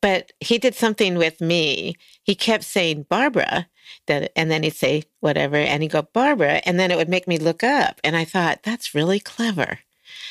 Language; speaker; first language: English; native; English